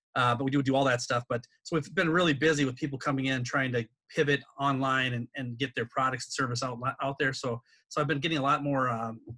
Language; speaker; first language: English; native; English